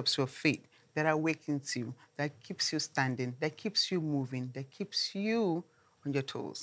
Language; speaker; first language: English; non-native, local second language; Igbo